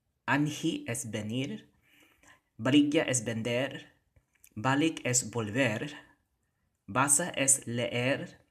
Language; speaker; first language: Spanish; non-native, fluent; Cebuano